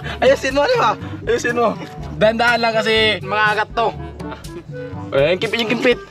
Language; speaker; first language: Filipino; non-native, local second language; Cebuano